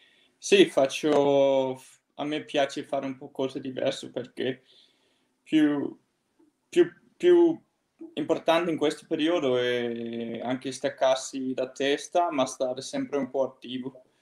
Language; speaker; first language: Italian; non-native, fluent; Danish